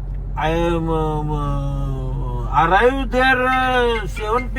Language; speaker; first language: English; non-native, learner; Marathi